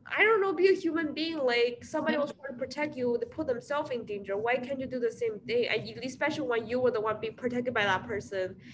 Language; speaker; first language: English; non-native, fluent; Chinese